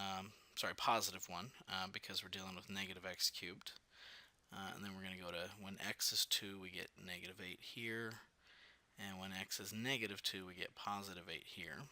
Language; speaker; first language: English; native; English